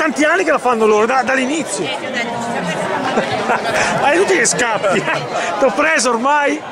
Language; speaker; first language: Italian; native; Italian